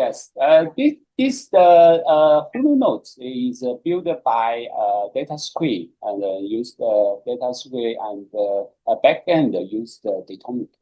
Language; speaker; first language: English; non-native, learner; Chinese